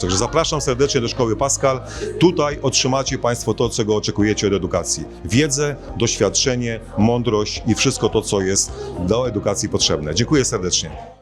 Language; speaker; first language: Polish; native; Polish